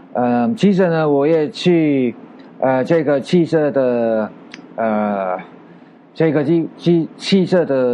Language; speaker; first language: Chinese; non-native, learner; Filipino